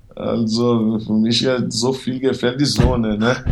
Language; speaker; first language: German; non-native, learner; Portuguese